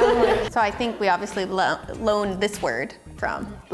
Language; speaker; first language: English; native; English